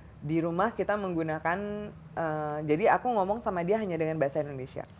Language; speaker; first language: Indonesian; native; Indonesian